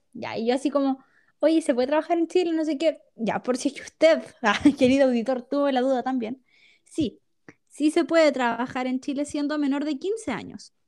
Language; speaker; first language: Spanish; native; Spanish